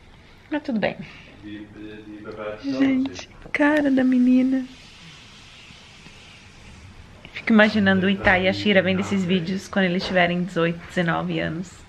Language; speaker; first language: Portuguese; early bilingual, heritage; Portuguese